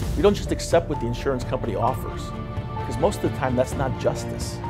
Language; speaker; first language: English; native; English